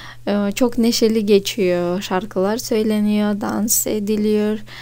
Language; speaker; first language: Turkish; non-native, fluent; Russian